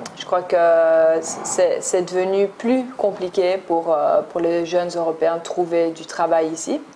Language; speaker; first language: French; early bilingual, other home language; English